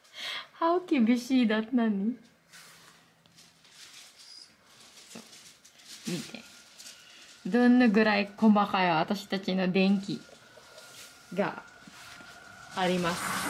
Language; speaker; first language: Japanese; non-native, learner; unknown